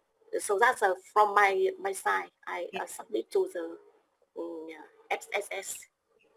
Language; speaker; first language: English; non-native, learner; Vietnamese